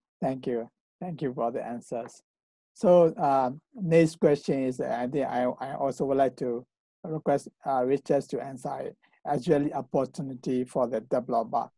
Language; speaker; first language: English; non-native, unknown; Burmese